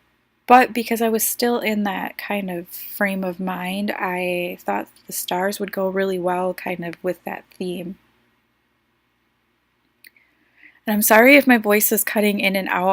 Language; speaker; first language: English; native; English